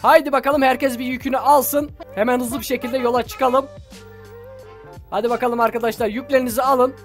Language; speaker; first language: Turkish; native; Turkish